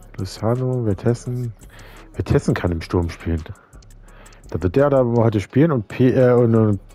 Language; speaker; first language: German; native; German